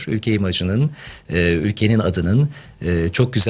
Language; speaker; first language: Turkish; native; Turkish